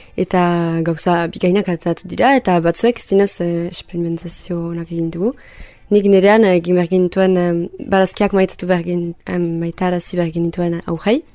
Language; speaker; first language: Basque; native; Basque